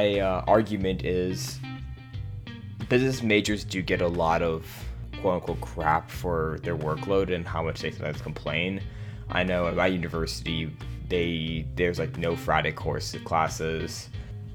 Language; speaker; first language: English; native; English